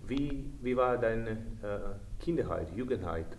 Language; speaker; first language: German; non-native, learner; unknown